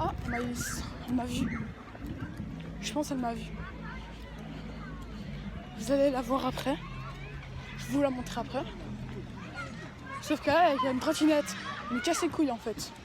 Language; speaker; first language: French; native; French